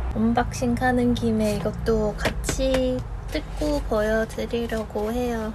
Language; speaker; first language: Korean; non-native, fluent; Chinese